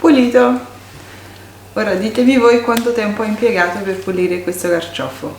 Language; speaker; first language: Italian; native; Italian